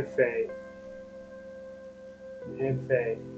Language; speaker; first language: Spanish; non-native, learner; English